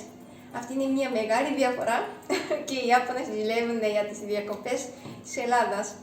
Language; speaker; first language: Greek; non-native, fluent; Japanese